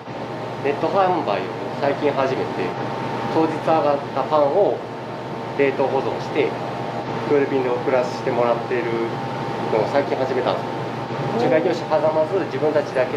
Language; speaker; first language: Japanese; native; Japanese